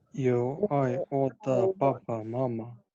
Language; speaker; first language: Chinese; non-native, learner; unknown